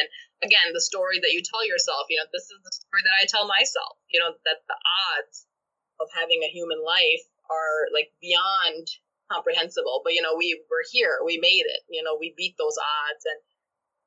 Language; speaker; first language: English; non-native, local second language; Urdu